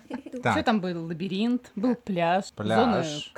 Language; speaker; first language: Russian; native; Russian